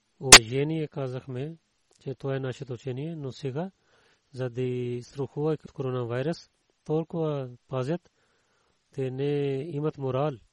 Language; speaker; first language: Bulgarian; non-native, learner; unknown